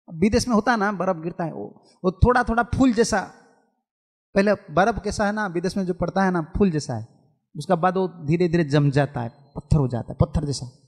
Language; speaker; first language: Hindi; non-native, local second language; Odia